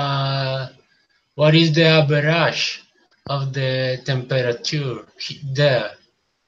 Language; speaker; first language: English; non-native, learner; Spanish